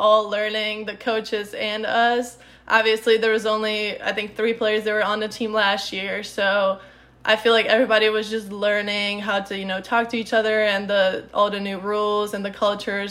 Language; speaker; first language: English; non-native, fluent; Czech